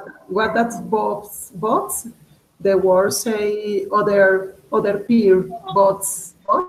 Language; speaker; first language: English; non-native, learner; Spanish